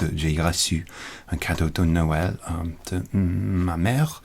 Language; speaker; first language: French; non-native, learner; English